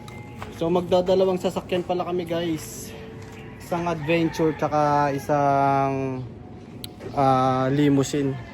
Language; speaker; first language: Filipino; native; Filipino